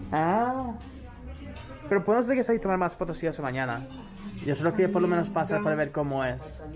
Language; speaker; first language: Spanish; non-native, learner; English